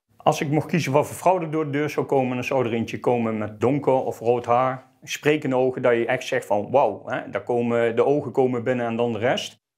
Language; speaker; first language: Dutch; native; Dutch